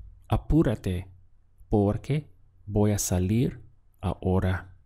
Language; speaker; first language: English; native; English